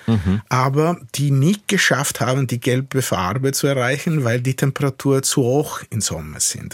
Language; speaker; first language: German; non-native, fluent; Italian